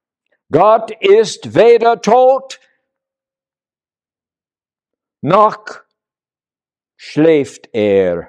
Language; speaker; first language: German; non-native, learner; English